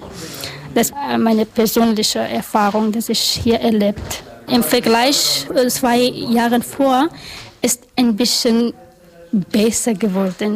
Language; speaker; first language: German; non-native, learner; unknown